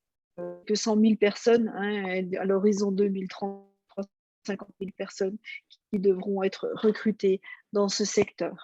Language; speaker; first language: French; native; French